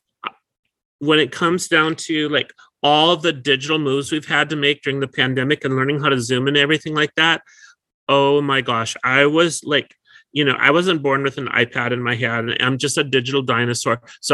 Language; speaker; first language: English; native; English